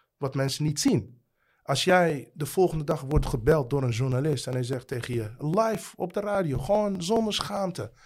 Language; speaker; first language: Dutch; non-native, fluent; Arabic